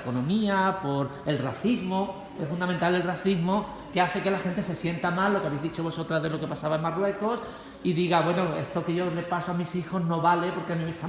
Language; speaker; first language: Spanish; native; Spanish